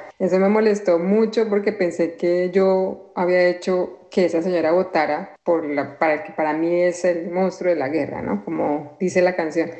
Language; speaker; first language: Spanish; native; Spanish